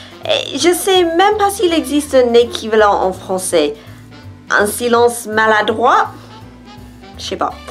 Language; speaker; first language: French; non-native, fluent; English